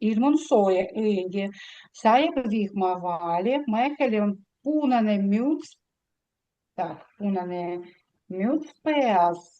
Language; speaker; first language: Estonian; non-native, learner; Russian